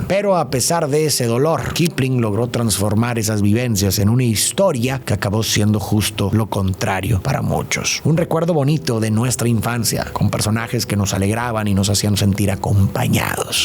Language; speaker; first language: Spanish; native; Spanish